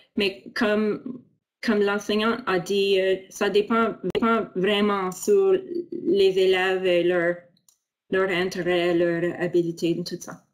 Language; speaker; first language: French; non-native, fluent; English